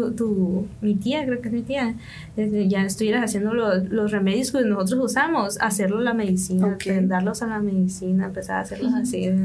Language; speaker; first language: Spanish; native; Spanish